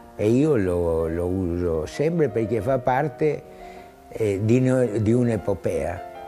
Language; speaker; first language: Italian; non-native, fluent; Greek